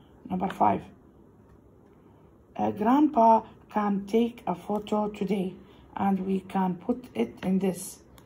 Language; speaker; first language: English; non-native, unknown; Arabic